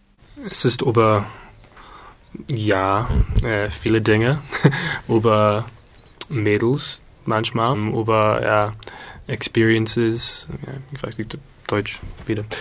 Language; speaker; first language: German; non-native, learner; English